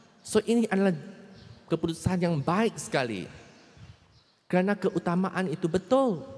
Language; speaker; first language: Malay; non-native, local second language; Chinese